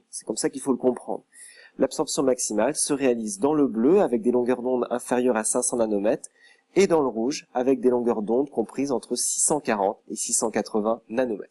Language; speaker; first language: French; native; French